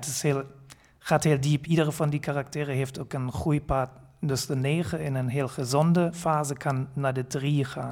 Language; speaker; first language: Dutch; non-native, fluent; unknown